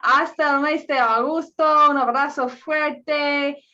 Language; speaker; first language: Spanish; non-native, learner; English